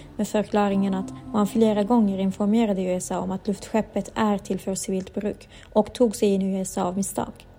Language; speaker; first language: Swedish; native; Swedish